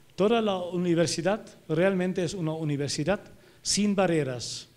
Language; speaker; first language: Spanish; non-native, fluent; German